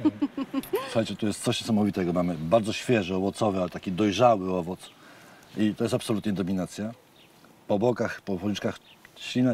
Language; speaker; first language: Polish; native; Polish